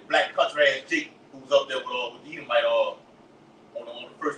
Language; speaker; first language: English; native; English